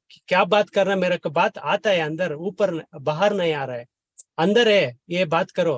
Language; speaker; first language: Hindi; non-native, learner; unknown